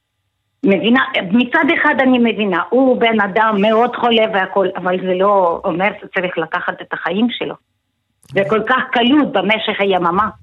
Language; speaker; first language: Hebrew; non-native, fluent; Russian